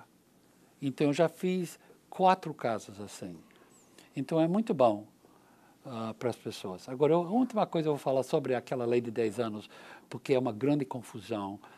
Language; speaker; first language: Portuguese; non-native, learner; English